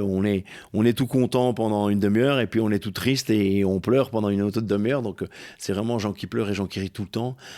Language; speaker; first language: French; native; French